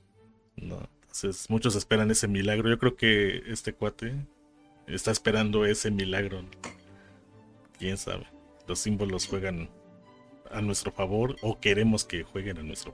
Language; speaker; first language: Spanish; native; Spanish